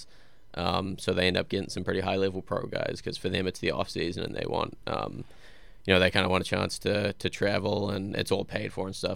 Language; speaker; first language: English; native; English